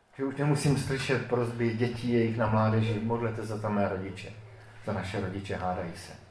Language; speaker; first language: Czech; native; Czech